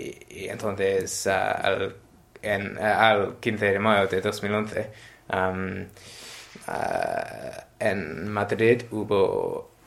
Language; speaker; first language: Spanish; non-native, learner; English